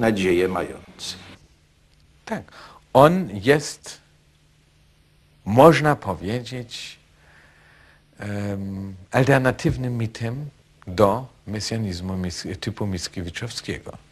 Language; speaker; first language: Polish; non-native, fluent; German